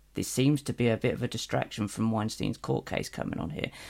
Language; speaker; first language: English; native; English